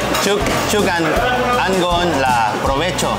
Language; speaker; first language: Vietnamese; non-native, learner; Spanish